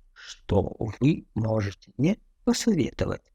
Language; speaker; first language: Russian; non-native, fluent; Tajik